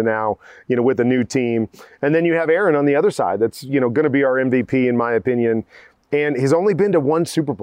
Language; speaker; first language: English; native; English